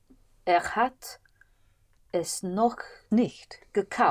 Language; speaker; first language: German; non-native, learner; English